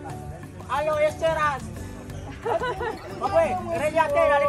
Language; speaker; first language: Polish; non-native, learner; Swahili